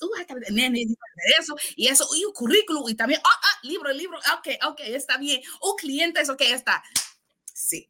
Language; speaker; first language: Spanish; non-native, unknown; English